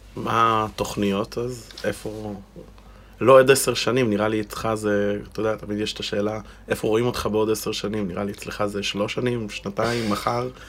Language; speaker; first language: Hebrew; native; Hebrew